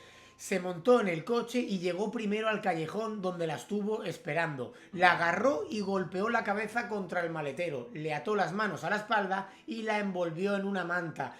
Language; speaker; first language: Spanish; native; Spanish